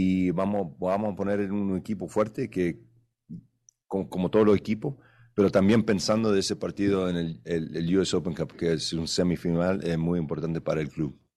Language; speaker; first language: Spanish; early bilingual, heritage; Spanish